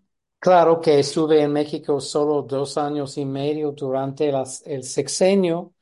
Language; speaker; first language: Spanish; non-native, fluent; English